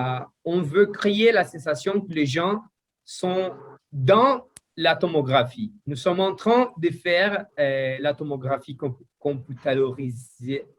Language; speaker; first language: French; non-native, learner; Portuguese